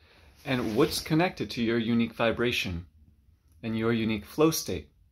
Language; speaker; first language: English; native; English